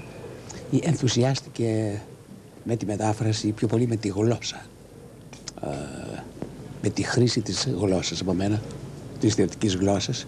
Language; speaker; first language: Greek; native; Greek